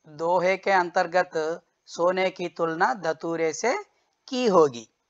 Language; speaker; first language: Hindi; non-native, local second language; Telugu